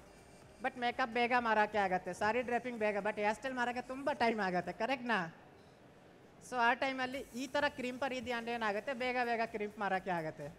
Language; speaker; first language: Kannada; non-native, local second language; Hindi